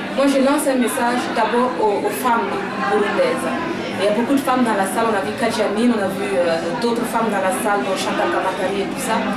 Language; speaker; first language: French; non-native, local second language; Mossi